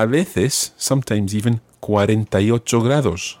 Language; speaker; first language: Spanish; non-native, fluent; English